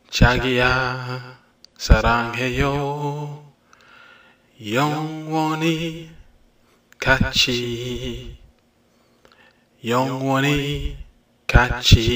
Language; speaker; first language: Korean; non-native, learner; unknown